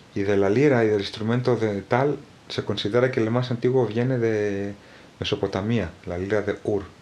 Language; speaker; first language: Spanish; non-native, fluent; Greek